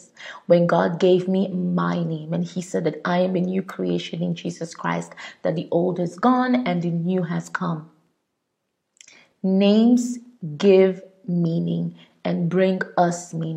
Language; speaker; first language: English; non-native, local second language; Igbo